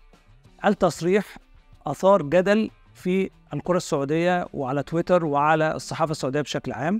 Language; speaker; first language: Arabic; native; Arabic